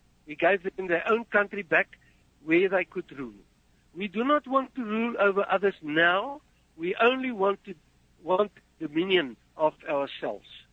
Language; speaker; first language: English; non-native, fluent; Afrikaans